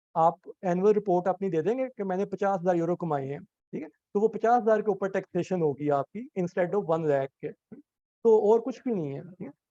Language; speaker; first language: Urdu; native; Urdu